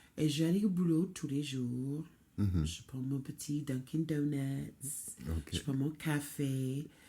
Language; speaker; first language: French; non-native, fluent; English